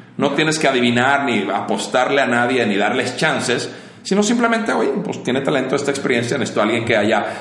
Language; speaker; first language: Spanish; non-native, fluent; Finnish